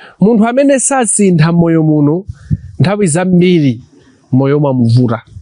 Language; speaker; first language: Nyanja; non-native, local second language; Tumbuka